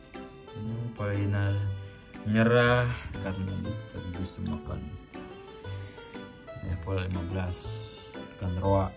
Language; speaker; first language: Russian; non-native, learner; Indonesian